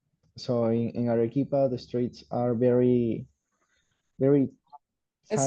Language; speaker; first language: English; non-native, learner; Spanish